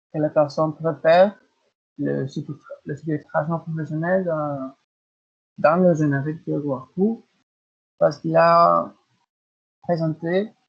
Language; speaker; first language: French; non-native, learner; Spanish